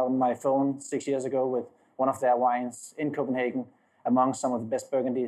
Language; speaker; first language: English; non-native, fluent; Danish